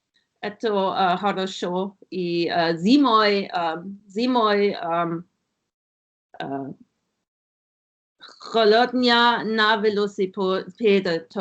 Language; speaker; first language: Russian; non-native, learner; German